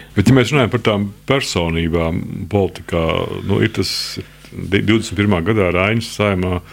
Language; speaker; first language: Latvian; native; Latvian